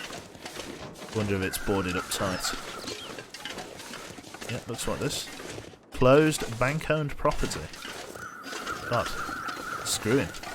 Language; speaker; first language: English; native; English